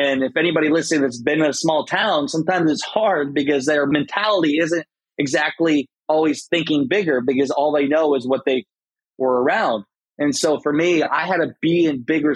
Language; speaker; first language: English; native; English